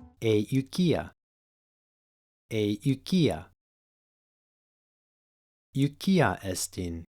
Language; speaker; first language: Greek; non-native, fluent; English